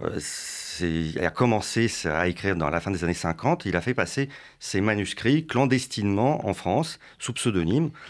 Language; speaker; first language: French; early bilingual, other home language; Russian